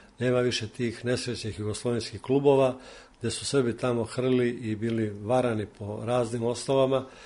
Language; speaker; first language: Serbian; native; Serbian